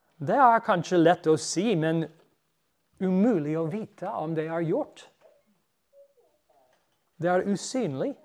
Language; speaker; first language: Norwegian; non-native, fluent; English